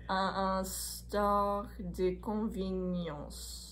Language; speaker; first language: French; non-native, learner; English